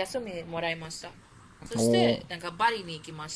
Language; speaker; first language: Japanese; non-native, learner; Spanish